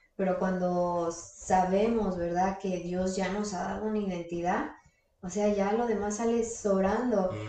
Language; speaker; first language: Spanish; early bilingual, heritage; Spanish